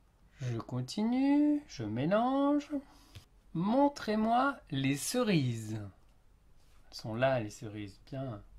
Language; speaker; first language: French; native; French